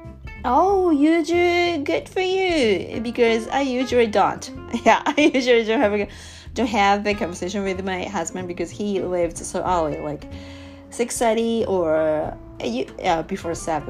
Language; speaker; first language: English; non-native, learner; Japanese